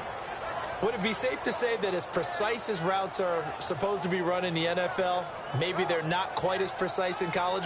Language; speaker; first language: English; native; English